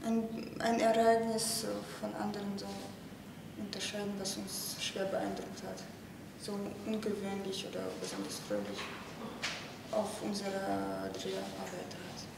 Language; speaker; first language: German; non-native, fluent; Russian